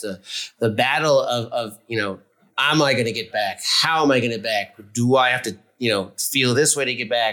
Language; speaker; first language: English; native; English